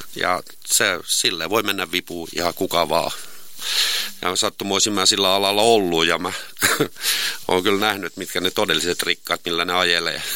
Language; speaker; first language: Finnish; non-native, local second language; Swedish